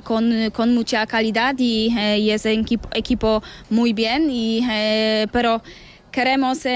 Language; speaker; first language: Spanish; non-native, learner; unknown